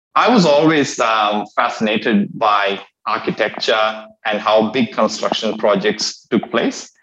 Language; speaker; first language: English; non-native, local second language; Malayalam